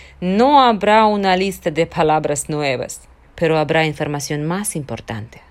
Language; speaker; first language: Spanish; non-native, fluent; Russian